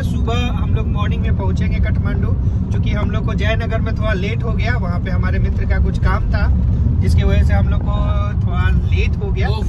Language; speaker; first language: Hindi; native; Hindi